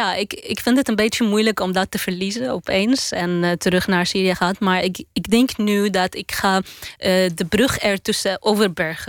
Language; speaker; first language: Dutch; non-native, learner; Arabic